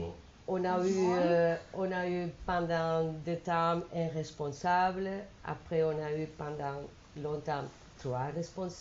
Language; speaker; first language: French; non-native, fluent; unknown